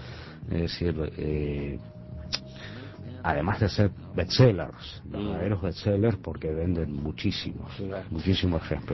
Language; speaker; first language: Spanish; native; Spanish